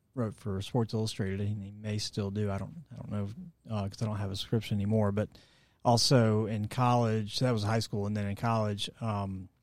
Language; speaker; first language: English; native; English